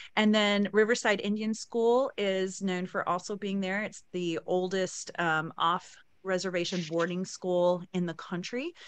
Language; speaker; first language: English; native; English